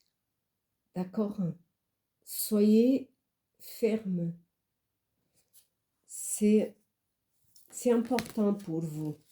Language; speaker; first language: French; non-native, fluent; Portuguese